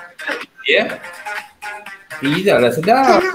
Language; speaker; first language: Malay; non-native, local second language; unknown